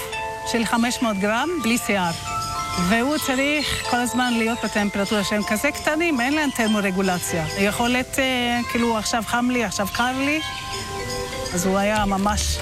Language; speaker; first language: Hebrew; non-native, fluent; Norwegian